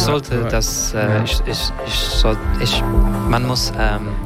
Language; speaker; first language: German; non-native, fluent; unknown